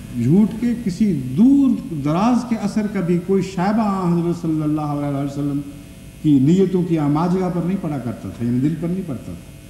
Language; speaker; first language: Urdu; non-native, local second language; Punjabi